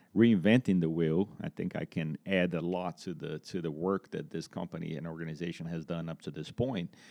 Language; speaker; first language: English; non-native, fluent; Portuguese